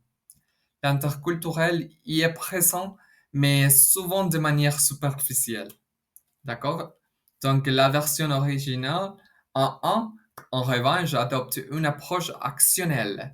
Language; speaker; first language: French; non-native, fluent; Spanish